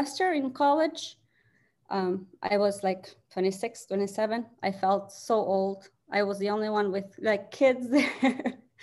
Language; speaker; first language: English; non-native, fluent; Albanian